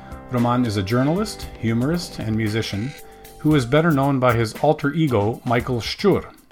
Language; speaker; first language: English; early bilingual, other home language; Ukrainian